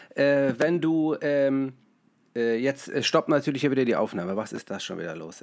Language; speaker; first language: German; native; German